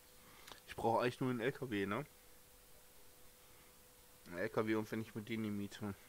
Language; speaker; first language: German; native; German